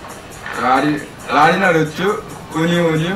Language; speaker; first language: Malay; non-native, fluent; Korean